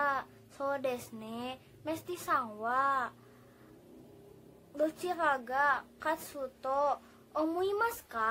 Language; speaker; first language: Japanese; non-native, learner; Indonesian